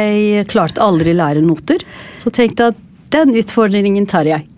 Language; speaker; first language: Norwegian; non-native, fluent; Turkish